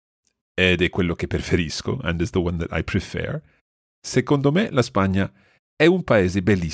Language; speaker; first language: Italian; non-native, fluent; English